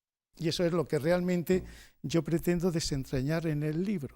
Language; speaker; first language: Spanish; native; Spanish